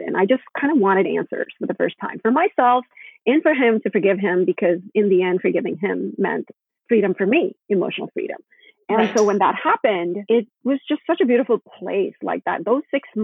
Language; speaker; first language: English; non-native, local second language; Gujarati